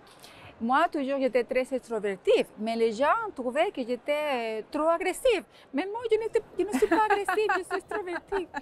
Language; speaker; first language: French; non-native, fluent; Spanish